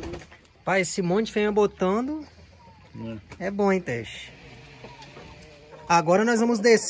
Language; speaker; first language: Portuguese; native; Portuguese